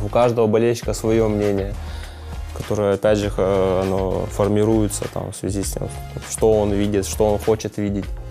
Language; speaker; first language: Russian; native; Russian